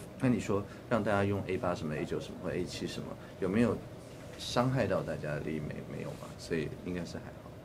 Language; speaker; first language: Chinese; native; Chinese